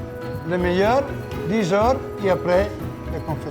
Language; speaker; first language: French; non-native, learner; Italian